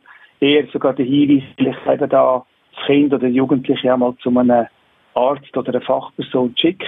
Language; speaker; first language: German; native; German